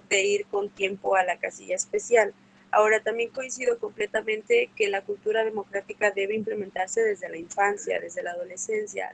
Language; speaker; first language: Spanish; native; Spanish